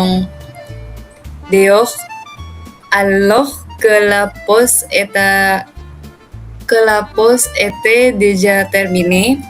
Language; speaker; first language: French; non-native, learner; Indonesian